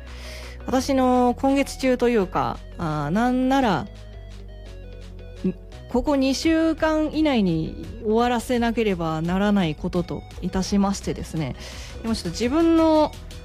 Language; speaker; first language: Japanese; native; Japanese